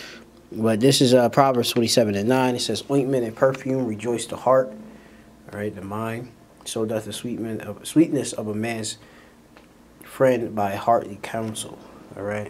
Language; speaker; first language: English; native; English